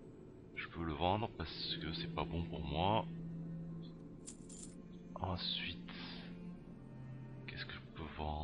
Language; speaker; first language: French; native; French